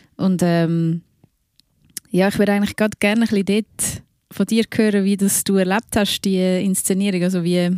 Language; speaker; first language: German; native; German